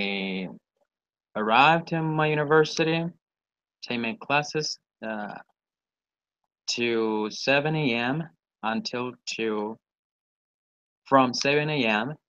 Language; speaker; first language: English; non-native, learner; Spanish